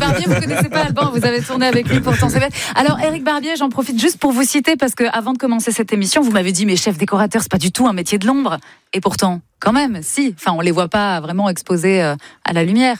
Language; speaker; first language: French; native; French